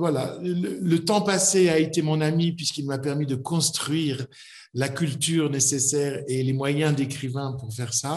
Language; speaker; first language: French; native; French